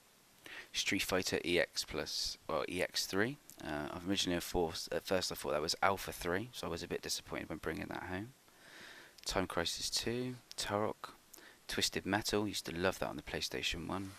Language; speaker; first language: English; native; English